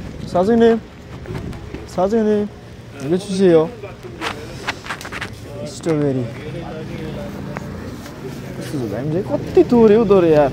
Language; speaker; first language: Korean; non-native, learner; Nepali